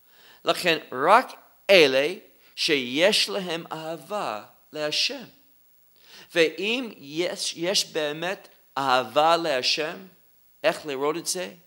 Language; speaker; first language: Hebrew; non-native, fluent; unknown